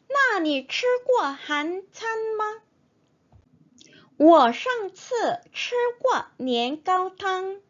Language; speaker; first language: Chinese; non-native, fluent; Korean